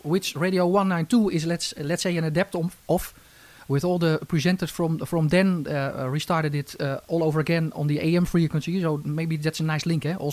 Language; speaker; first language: English; non-native, fluent; Dutch